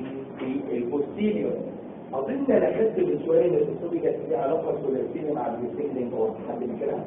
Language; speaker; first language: Arabic; native; Arabic